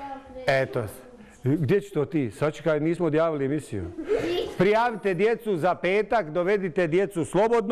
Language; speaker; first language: Bosnian; native; Bosnian